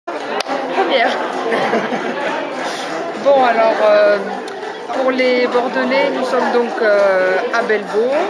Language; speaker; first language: French; native; French